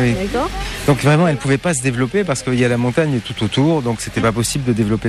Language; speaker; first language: French; native; French